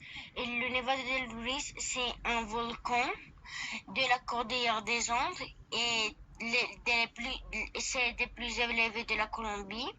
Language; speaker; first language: French; non-native, learner; Spanish